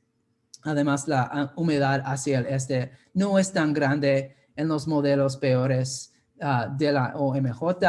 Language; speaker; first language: Spanish; non-native, fluent; English